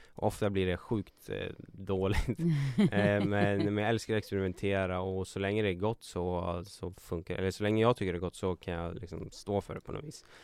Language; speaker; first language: Swedish; native; Swedish